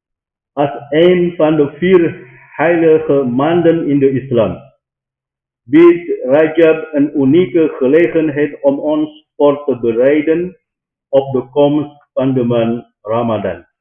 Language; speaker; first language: Dutch; non-native, fluent; Indonesian